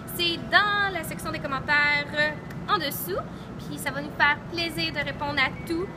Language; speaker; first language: French; native; French